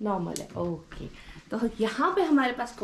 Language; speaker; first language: Hindi; native; Hindi